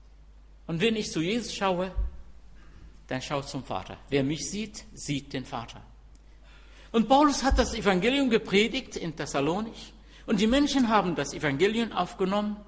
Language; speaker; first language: German; non-native, fluent; Arabic